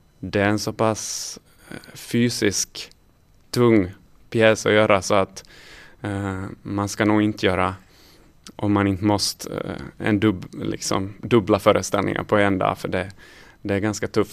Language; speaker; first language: Swedish; native; Swedish